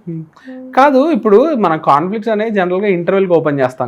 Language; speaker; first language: Telugu; native; Telugu